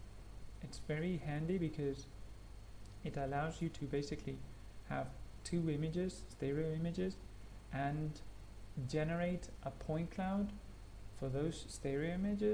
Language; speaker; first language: English; non-native, fluent; Spanish